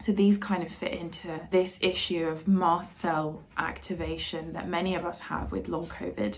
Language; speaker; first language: English; native; English